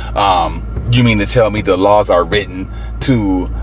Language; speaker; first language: English; native; English